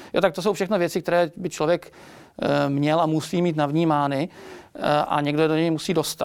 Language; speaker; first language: Czech; native; Czech